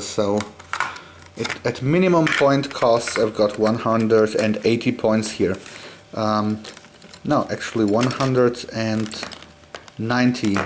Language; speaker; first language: English; non-native, fluent; German